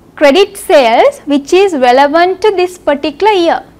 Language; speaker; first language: English; non-native, local second language; Sinhala